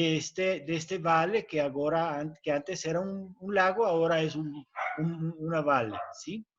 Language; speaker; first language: Portuguese; non-native, learner; Spanish